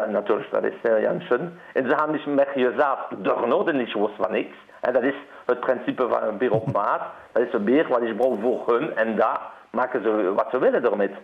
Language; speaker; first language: German; non-native, learner; Dutch